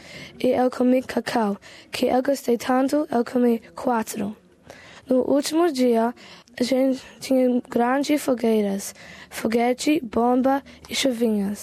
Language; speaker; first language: Portuguese; early bilingual, heritage; Portuguese